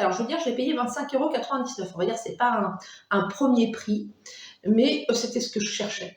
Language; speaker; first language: French; native; French